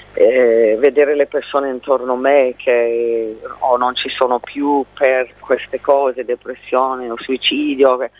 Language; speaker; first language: Italian; non-native, fluent; English